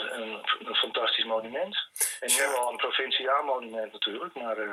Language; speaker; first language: Dutch; native; Dutch